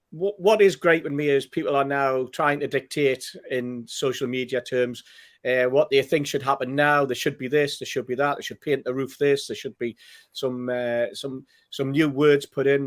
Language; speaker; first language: English; native; English